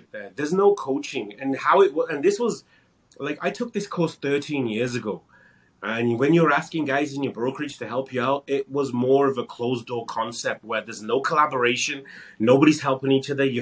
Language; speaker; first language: English; native; English